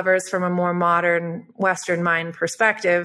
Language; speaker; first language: English; native; English